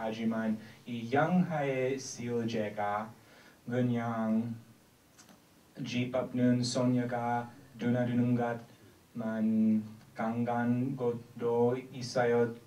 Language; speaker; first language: Korean; non-native, learner; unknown